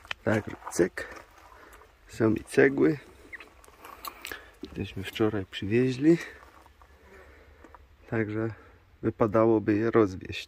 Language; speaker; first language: Polish; native; Polish